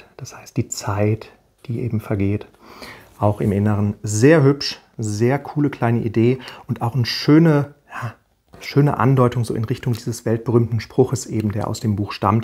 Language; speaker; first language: German; native; German